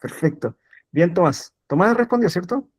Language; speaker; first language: Spanish; native; Spanish